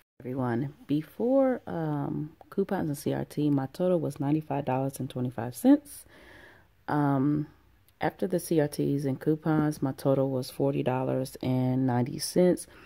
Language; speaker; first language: English; native; English